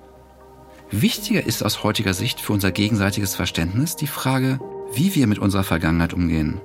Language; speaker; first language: German; native; German